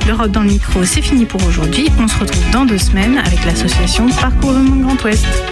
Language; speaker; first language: French; native; French